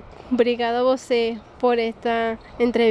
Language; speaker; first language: Portuguese; non-native, learner; Spanish